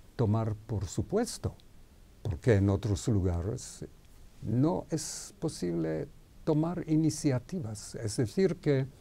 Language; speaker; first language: Spanish; non-native, fluent; Hebrew